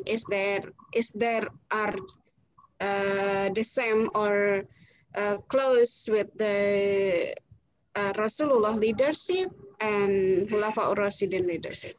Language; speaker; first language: English; non-native, fluent; Indonesian